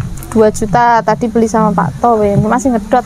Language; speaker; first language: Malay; non-native, local second language; Javanese